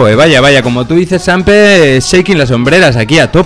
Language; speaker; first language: Spanish; native; Spanish